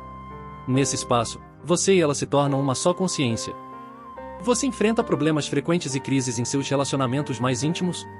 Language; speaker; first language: Portuguese; native; Portuguese